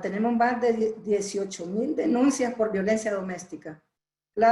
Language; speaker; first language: Spanish; native; Spanish